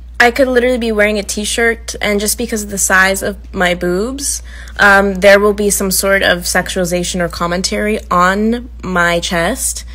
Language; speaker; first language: English; native; English